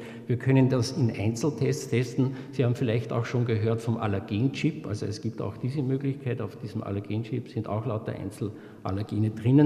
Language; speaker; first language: German; native; German